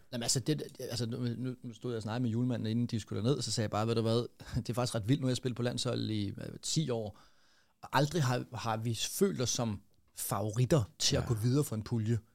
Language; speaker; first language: Danish; native; Danish